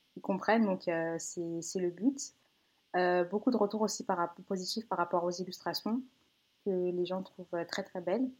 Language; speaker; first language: French; native; French